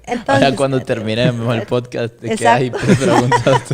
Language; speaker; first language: Spanish; native; Spanish